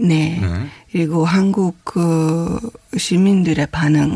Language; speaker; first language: Korean; non-native, fluent; Hungarian